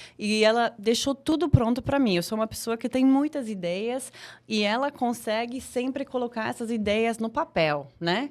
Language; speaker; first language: Portuguese; non-native, fluent; English